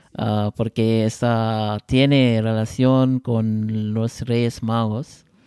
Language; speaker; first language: Spanish; non-native, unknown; Arabic